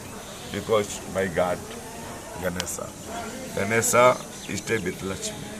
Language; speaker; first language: English; non-native, learner; Hindi